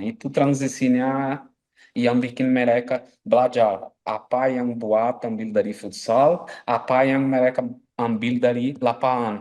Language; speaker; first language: Indonesian; non-native, fluent; Portuguese